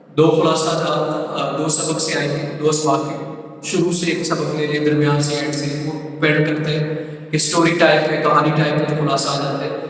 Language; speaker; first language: Urdu; non-native, local second language; Punjabi